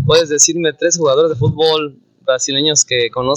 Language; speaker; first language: Spanish; non-native, fluent; Portuguese